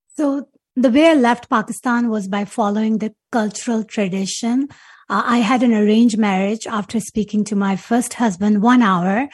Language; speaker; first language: English; non-native, local second language; Urdu